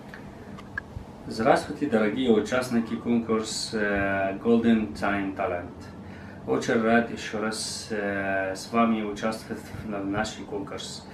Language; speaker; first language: Russian; non-native, learner; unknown